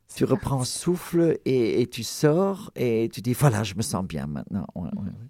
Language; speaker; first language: French; non-native, fluent; Dutch